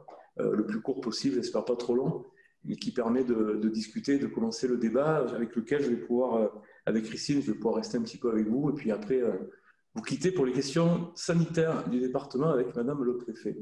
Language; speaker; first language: French; native; French